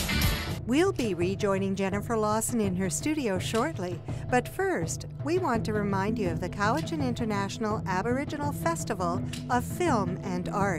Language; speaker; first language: English; native; English